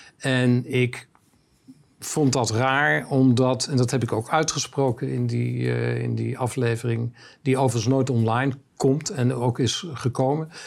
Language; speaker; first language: Dutch; native; Dutch